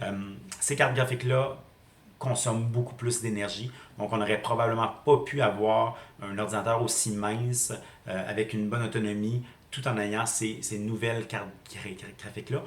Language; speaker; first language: French; native; French